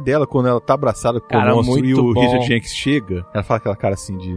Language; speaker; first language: Portuguese; native; Portuguese